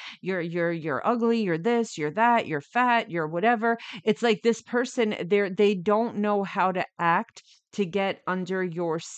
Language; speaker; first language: English; native; English